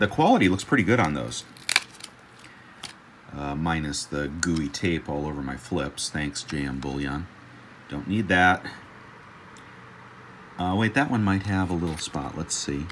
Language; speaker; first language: English; native; English